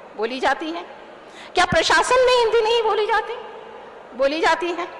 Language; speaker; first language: Hindi; non-native, local second language; Kannada